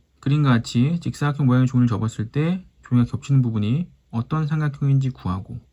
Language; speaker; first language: Korean; native; Korean